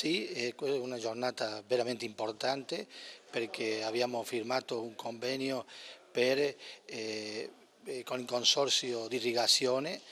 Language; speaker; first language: Italian; non-native, fluent; Spanish